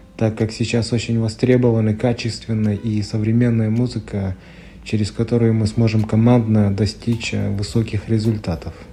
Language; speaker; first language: Russian; non-native, local second language; Yakut